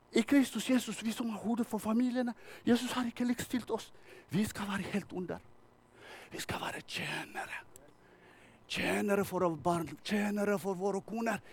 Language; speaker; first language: Norwegian; non-native, fluent; Tigrinya